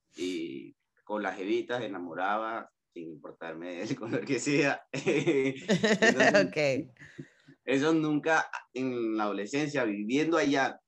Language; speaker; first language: Spanish; native; Spanish